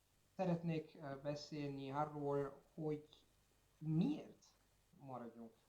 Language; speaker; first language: Hungarian; non-native, learner; Italian